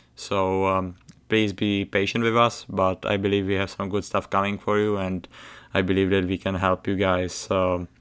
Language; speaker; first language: English; non-native, fluent; Czech